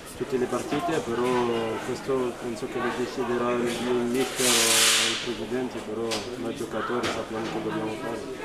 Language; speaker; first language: Italian; non-native, fluent; French